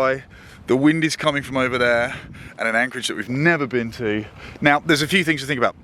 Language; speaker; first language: English; native; English